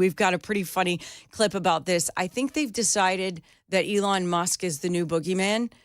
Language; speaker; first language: English; native; English